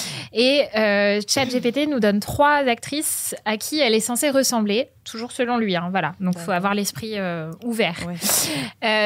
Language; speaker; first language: French; native; French